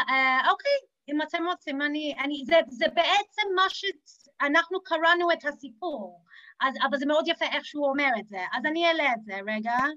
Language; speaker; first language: Hebrew; non-native, fluent; English